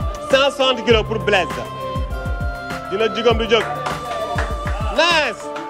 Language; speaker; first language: French; non-native, local second language; Wolof